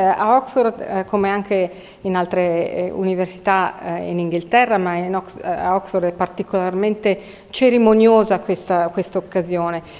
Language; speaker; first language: Italian; native; Italian